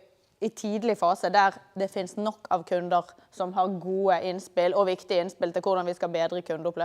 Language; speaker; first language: Norwegian; native; Norwegian